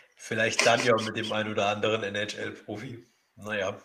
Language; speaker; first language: German; native; German